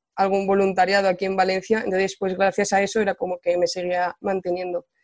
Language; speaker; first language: Spanish; native; Spanish